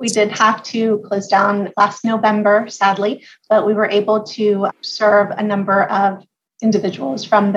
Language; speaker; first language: English; native; English